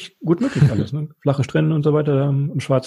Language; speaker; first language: German; native; German